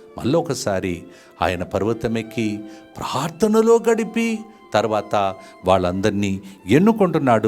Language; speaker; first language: Telugu; non-native, fluent; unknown